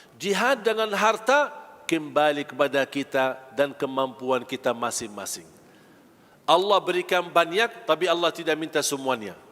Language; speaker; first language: Malay; non-native, fluent; Arabic